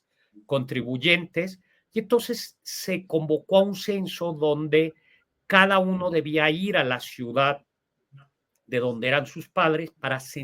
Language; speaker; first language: Spanish; native; Spanish